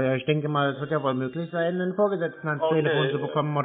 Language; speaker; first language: German; native; German